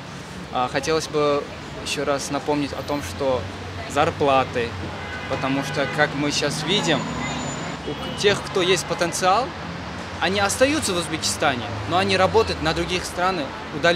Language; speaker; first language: Russian; non-native, local second language; Uzbek